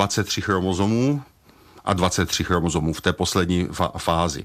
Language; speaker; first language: Czech; native; Czech